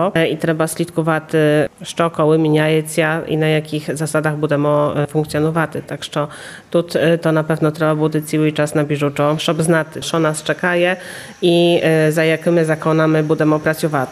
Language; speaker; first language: Ukrainian; early bilingual, heritage; Ukrainian